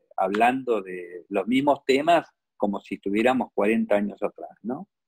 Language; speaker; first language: Spanish; native; Spanish